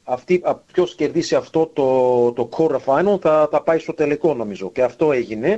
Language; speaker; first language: Greek; early bilingual, heritage; Greek